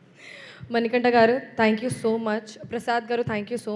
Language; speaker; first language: Telugu; non-native, learner; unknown